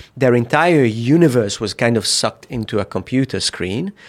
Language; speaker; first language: English; non-native, fluent; Hungarian